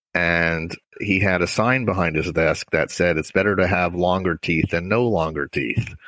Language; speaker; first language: English; native; English